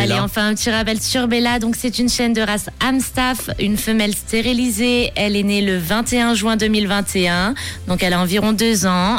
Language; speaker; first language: French; native; French